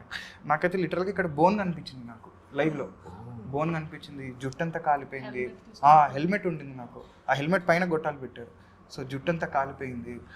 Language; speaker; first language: Telugu; native; Telugu